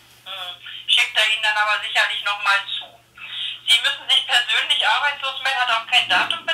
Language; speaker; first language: German; native; German